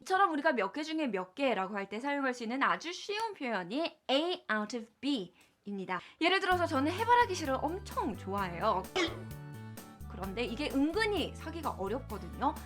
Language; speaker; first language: Korean; early bilingual, heritage; Korean